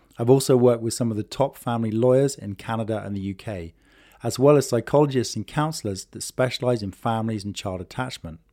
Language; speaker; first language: English; native; English